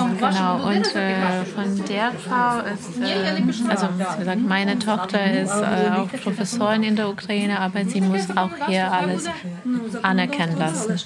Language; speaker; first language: German; non-native, fluent; Ukrainian